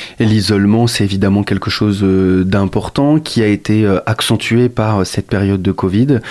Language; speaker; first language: French; native; French